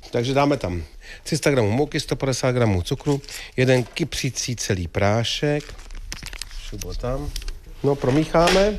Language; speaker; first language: Czech; native; Czech